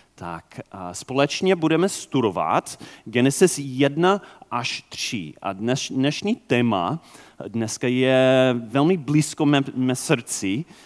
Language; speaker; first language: Czech; non-native, fluent; English